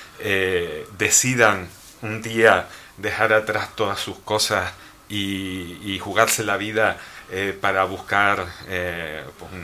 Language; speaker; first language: Spanish; native; Spanish